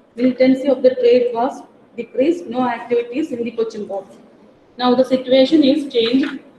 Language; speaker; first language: English; non-native, local second language; Malayalam